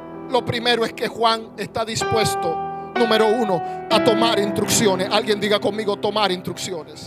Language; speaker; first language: Spanish; native; Spanish